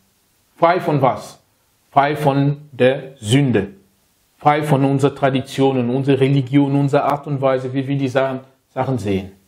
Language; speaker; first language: German; non-native, learner; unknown